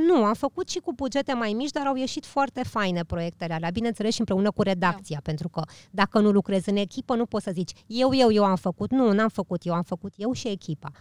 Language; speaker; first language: Romanian; early bilingual, heritage; Romanian